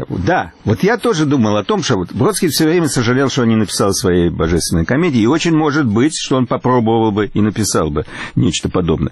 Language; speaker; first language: Russian; native; Russian